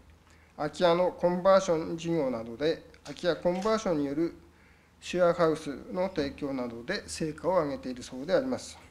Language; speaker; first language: Japanese; native; Japanese